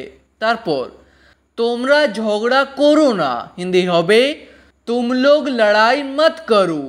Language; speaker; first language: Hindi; non-native, fluent; Bangla